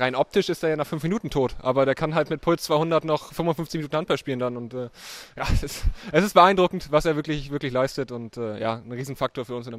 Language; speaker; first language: German; native; German